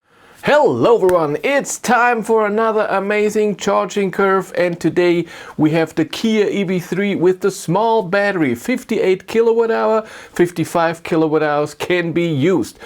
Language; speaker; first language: English; non-native, fluent; German